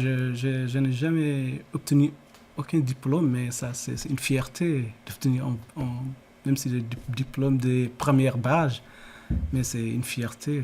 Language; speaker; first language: French; non-native, learner; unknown